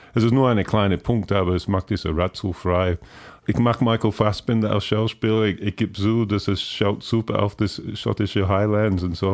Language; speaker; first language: German; non-native, learner; English